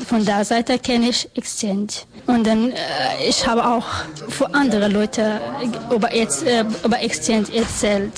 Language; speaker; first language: German; non-native, learner; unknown